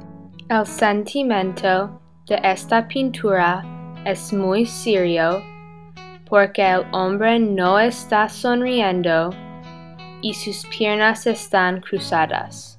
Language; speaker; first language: Spanish; non-native, learner; English